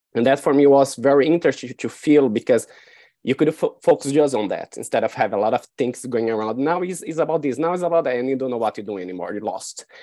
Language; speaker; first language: English; non-native, fluent; Portuguese